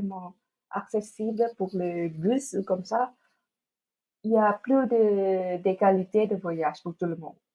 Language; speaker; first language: French; non-native, fluent; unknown